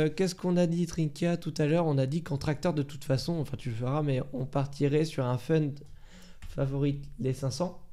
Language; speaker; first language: French; native; French